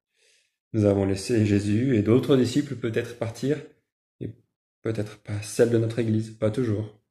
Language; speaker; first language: French; native; French